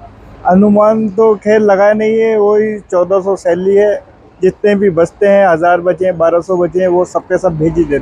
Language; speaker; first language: Hindi; native; Hindi